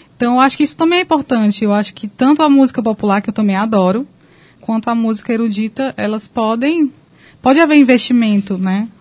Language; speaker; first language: Portuguese; native; Portuguese